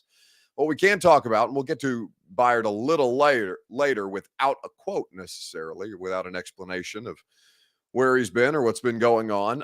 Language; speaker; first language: English; native; English